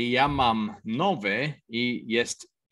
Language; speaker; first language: Polish; non-native, learner; English